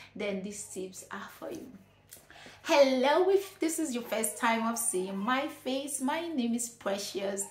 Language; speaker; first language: English; non-native, local second language; Igbo